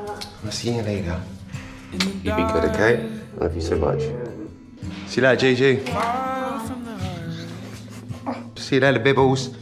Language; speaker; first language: English; native; English